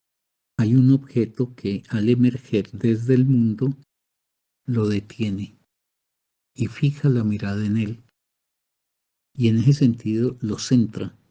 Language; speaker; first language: Spanish; native; Spanish